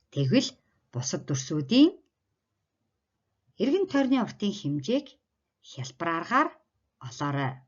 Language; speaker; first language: Mongolian; native; Mongolian